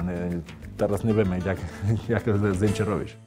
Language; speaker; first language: Polish; non-native, learner; Spanish